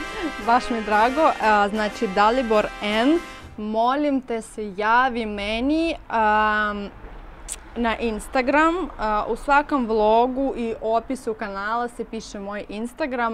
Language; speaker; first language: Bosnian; non-native, learner; Russian